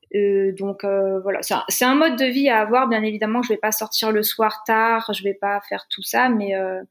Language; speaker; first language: French; native; French